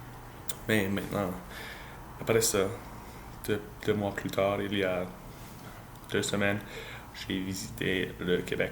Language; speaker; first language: French; non-native, learner; English